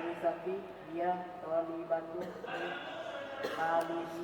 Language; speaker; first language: Indonesian; native; Indonesian